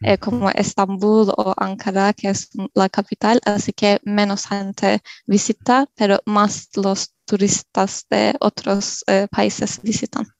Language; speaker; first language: Spanish; non-native, learner; Turkish